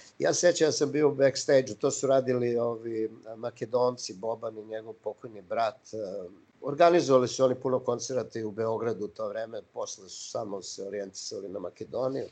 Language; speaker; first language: Serbian; native; Serbian